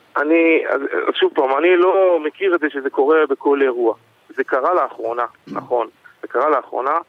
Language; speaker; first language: Hebrew; native; Hebrew